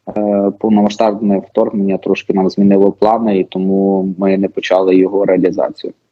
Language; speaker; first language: Ukrainian; native; Ukrainian